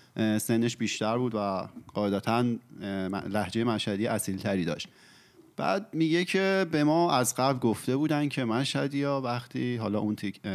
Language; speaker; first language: Persian; native; Persian